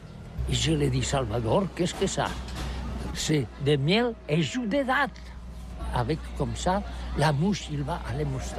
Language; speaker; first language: French; non-native, learner; Catalan